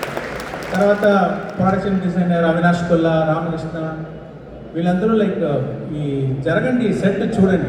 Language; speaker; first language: Telugu; non-native, local second language; Tamil